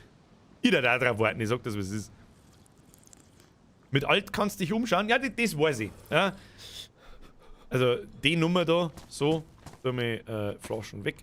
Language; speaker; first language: German; native; German